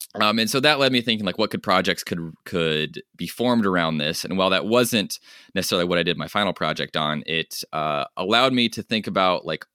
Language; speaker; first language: English; native; English